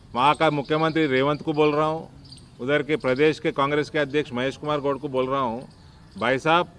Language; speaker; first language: Hindi; non-native, local second language; Telugu